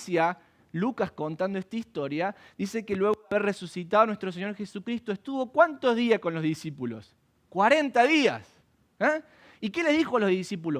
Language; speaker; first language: Spanish; native; Spanish